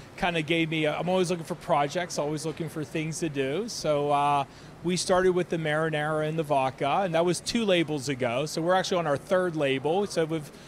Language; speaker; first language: English; native; English